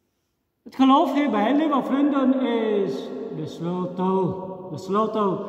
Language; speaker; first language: Dutch; non-native, fluent; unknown